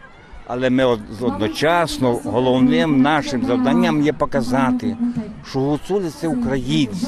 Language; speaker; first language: Ukrainian; native; Ukrainian